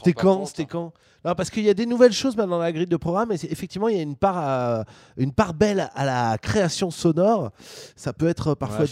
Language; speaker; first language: French; native; French